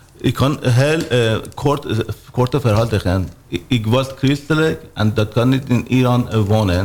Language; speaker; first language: Dutch; non-native, learner; Persian